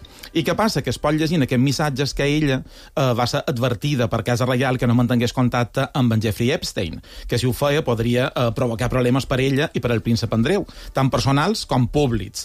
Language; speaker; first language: Catalan; native; Catalan